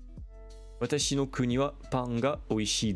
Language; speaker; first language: Japanese; non-native, learner; French